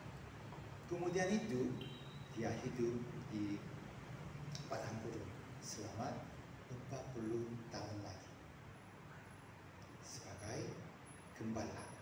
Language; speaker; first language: Indonesian; non-native, fluent; Korean